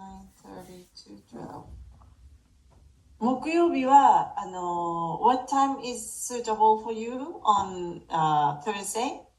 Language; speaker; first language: English; non-native, fluent; Japanese